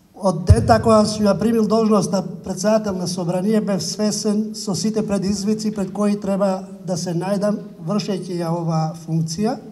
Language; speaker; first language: Macedonian; non-native, local second language; Albanian